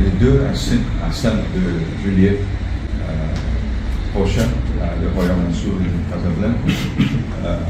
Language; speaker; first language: French; non-native, learner; Portuguese